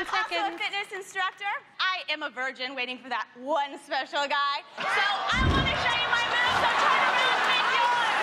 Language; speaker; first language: English; native; English